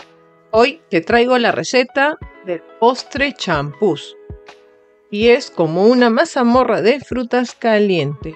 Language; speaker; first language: Spanish; native; Spanish